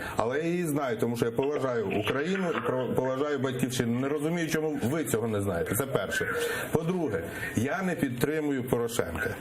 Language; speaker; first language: Ukrainian; non-native, local second language; Russian